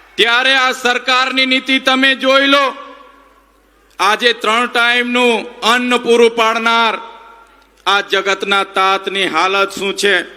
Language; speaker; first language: Gujarati; non-native, local second language; Vasavi